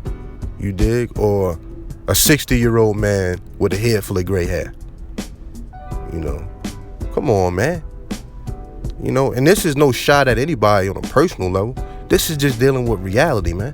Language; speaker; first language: English; native; English